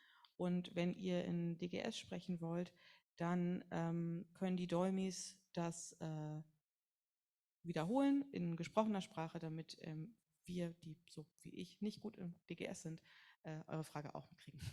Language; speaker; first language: German; native; German